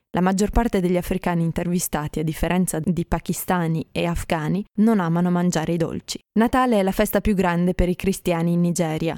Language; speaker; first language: Italian; native; Italian